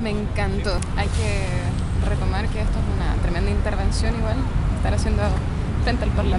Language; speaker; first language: Spanish; native; Spanish